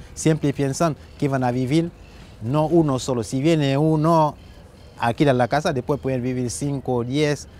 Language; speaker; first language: Spanish; non-native, fluent; Haitian Creole